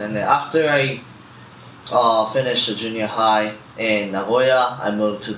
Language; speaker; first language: English; non-native, fluent; Japanese